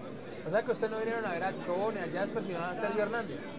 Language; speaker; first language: Spanish; native; Spanish